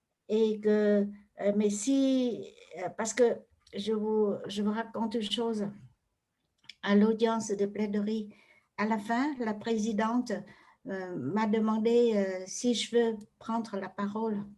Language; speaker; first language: French; non-native, fluent; Vietnamese